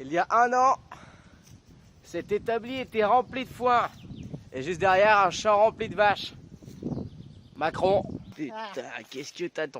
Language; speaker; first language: French; native; French